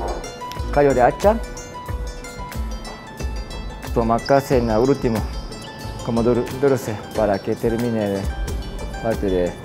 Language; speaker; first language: Spanish; non-native, learner; Japanese